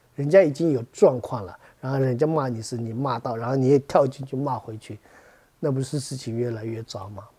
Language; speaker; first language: Chinese; non-native, fluent; Tibetan